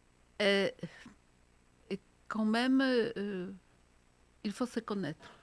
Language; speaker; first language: French; non-native, fluent; Polish